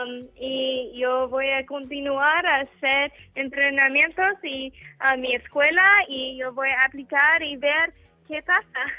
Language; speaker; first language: Spanish; non-native, learner; English